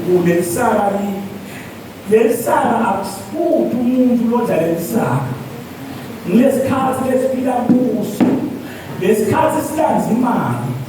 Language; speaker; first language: Zulu; non-native, local second language; Swati